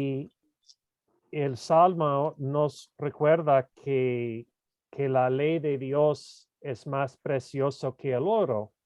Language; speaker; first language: Spanish; non-native, fluent; English